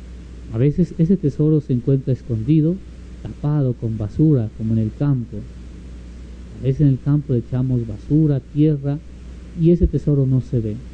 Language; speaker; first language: Spanish; native; Spanish